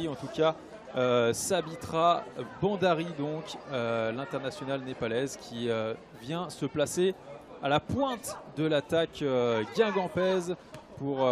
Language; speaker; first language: French; native; French